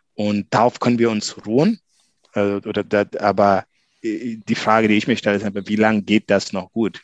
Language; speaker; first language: German; non-native, fluent; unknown